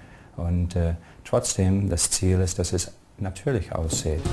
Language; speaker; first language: German; non-native, fluent; English